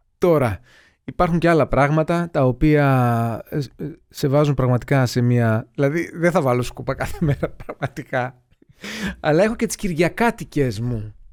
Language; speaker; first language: Greek; native; Greek